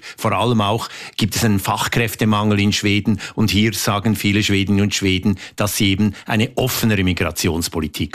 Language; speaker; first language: German; native; German